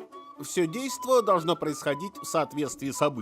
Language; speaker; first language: Russian; native; Russian